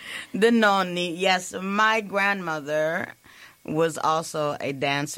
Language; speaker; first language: English; native; English